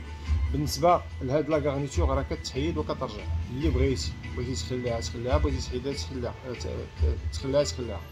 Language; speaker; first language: Arabic; native; Arabic